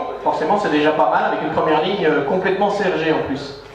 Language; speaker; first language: French; native; French